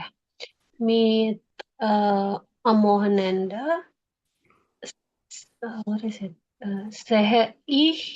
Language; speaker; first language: German; non-native, learner; Indonesian